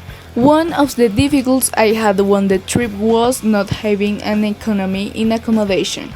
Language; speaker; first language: English; non-native, learner; Spanish